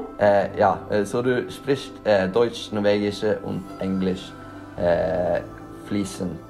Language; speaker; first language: German; non-native, learner; Norwegian